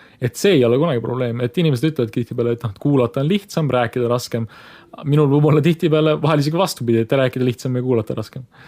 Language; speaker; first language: Estonian; native; Estonian